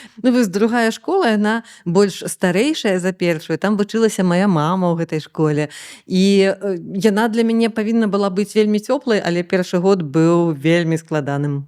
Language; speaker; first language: Belarusian; native; Belarusian